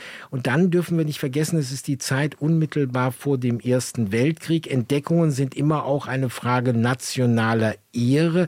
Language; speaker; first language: German; native; German